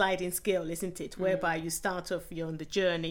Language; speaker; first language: English; non-native, local second language; Yoruba